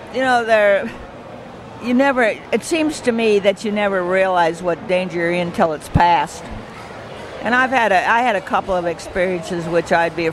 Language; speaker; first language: English; native; English